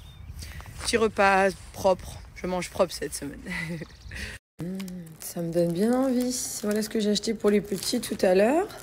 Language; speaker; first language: French; native; French